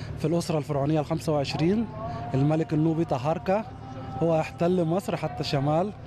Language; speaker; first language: Egyptian Arabic; non-native, local second language; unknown